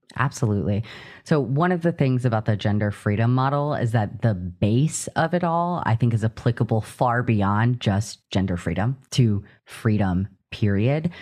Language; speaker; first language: English; native; English